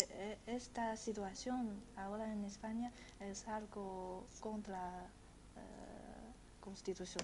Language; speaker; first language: Spanish; non-native, fluent; Chinese